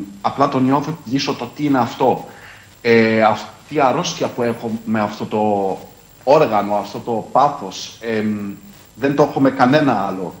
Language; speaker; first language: Greek; early bilingual, heritage; Greek